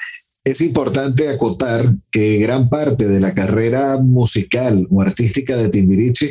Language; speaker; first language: Spanish; native; Spanish